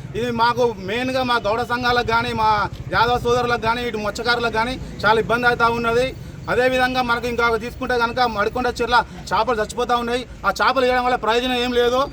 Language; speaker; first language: Telugu; native; Telugu